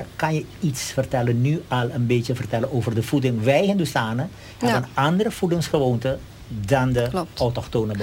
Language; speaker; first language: Dutch; native; Dutch